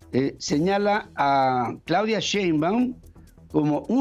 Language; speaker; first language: Spanish; native; Spanish